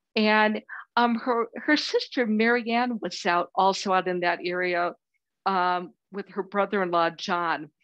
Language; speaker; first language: English; native; English